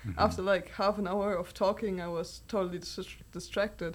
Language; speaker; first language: English; non-native, fluent; German